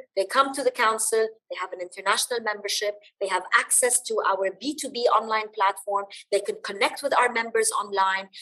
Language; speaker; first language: English; early bilingual, other home language; Arabic